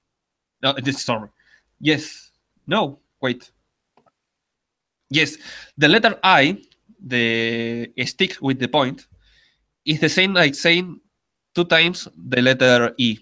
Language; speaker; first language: English; non-native, learner; Spanish